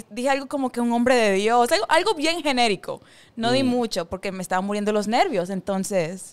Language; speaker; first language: Spanish; early bilingual, heritage; Spanish